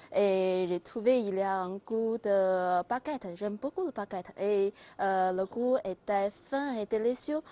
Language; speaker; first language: French; non-native, learner; Chinese